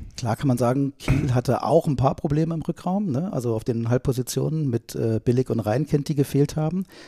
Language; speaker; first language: German; native; German